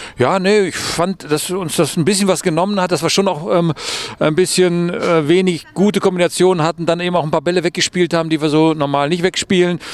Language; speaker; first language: German; native; German